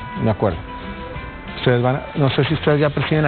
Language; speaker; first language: Spanish; native; Spanish